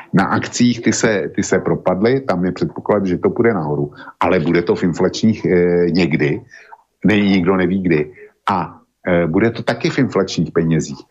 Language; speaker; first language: Czech; native; Czech